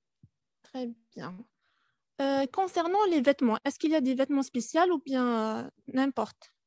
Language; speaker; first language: French; non-native, fluent; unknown